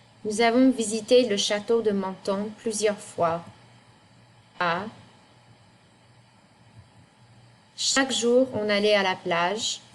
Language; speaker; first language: French; non-native, fluent; English